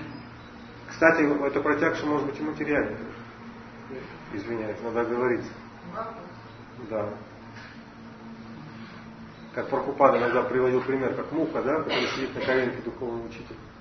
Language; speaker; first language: Russian; native; Russian